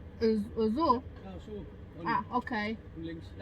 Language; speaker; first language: German; non-native, learner; Polish